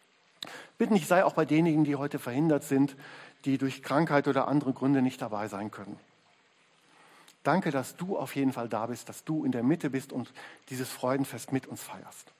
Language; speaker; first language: German; native; German